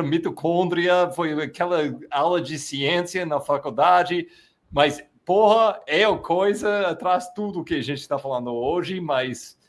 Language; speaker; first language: Portuguese; non-native, fluent; English